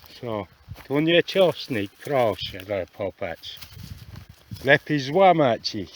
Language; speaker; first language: Polish; non-native, learner; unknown